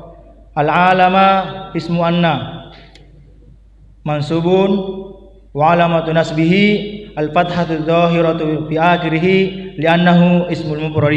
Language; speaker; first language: Arabic; non-native, learner; Indonesian